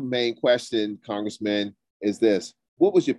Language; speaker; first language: English; native; English